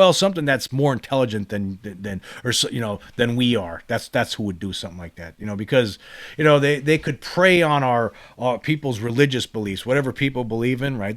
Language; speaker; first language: English; native; English